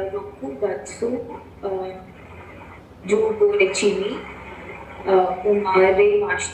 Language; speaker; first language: Japanese; non-native, learner; Hindi